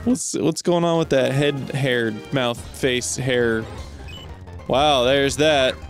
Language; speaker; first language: English; native; English